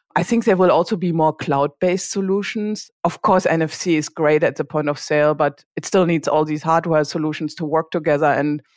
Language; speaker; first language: English; non-native, fluent; German